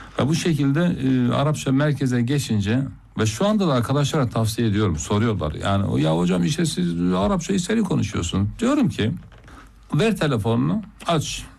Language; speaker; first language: Turkish; non-native, local second language; Zaza